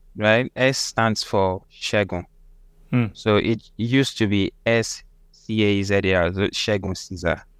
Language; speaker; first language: English; non-native, local second language; Yoruba